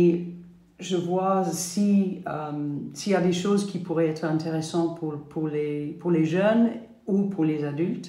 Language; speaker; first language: French; non-native, fluent; English